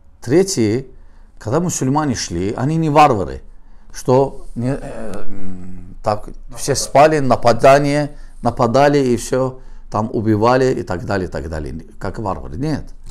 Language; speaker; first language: Russian; non-native, learner; Azerbaijani